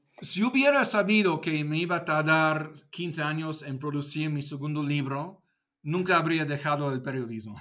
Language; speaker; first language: Spanish; non-native, fluent; English